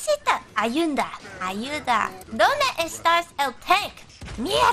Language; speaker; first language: Spanish; non-native, learner; English